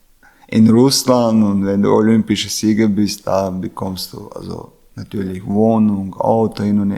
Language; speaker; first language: German; non-native, learner; Chechen